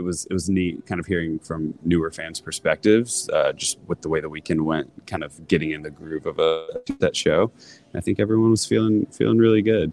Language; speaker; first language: English; native; English